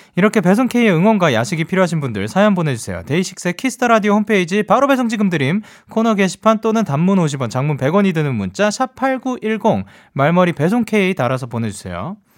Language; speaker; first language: Korean; early bilingual, heritage; Korean